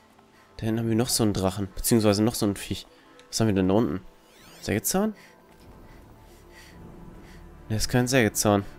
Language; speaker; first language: German; native; German